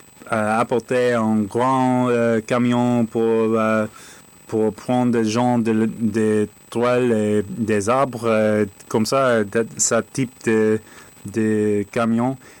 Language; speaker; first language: French; non-native, learner; English